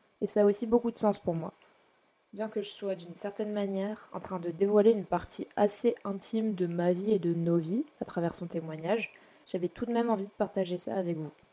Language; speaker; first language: French; native; French